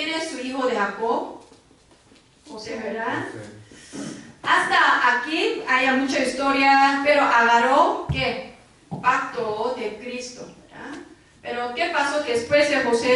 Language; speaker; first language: Spanish; non-native, learner; Korean